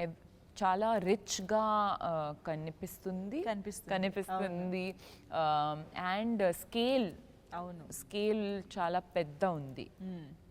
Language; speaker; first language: Telugu; non-native, learner; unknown